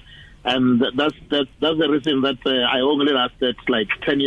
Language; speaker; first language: English; non-native, local second language; Northern Sotho